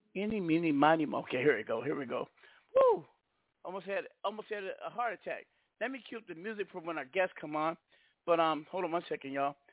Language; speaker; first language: English; native; English